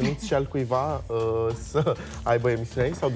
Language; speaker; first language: Romanian; native; Romanian